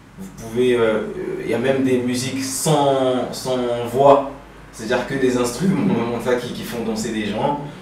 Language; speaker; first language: French; early bilingual, other home language; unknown